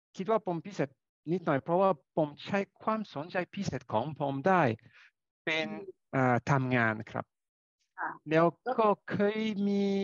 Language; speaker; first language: Thai; non-native, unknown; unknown